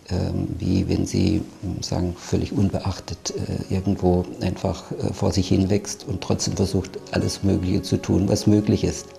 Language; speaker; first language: German; native; German